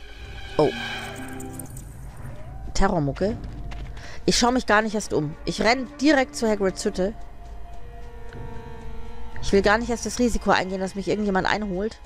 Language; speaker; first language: German; native; German